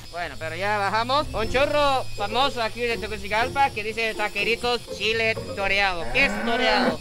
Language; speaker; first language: Spanish; non-native, fluent; Japanese